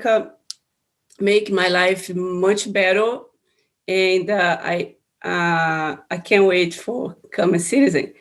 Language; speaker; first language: English; non-native, learner; Portuguese